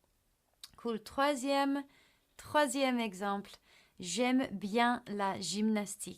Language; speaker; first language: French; non-native, fluent; English